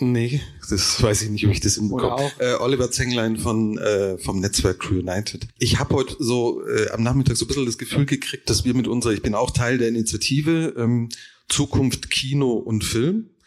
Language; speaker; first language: German; native; German